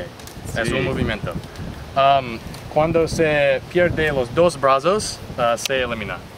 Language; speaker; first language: Spanish; non-native, learner; English